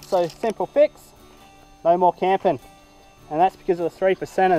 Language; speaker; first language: English; native; English